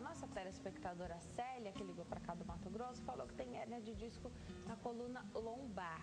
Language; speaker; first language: Portuguese; native; Portuguese